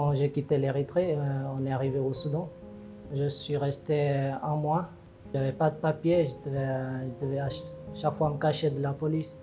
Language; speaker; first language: French; non-native, fluent; Tigrinya